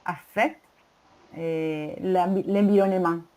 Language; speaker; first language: French; non-native, learner; Spanish